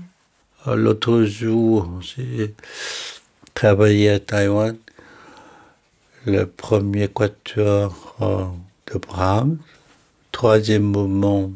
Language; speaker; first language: French; non-native, fluent; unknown